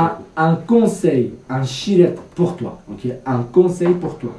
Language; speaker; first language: French; non-native, fluent; Kurdish